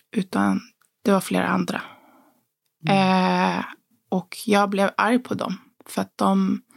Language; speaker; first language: Swedish; early bilingual, other home language; Spanish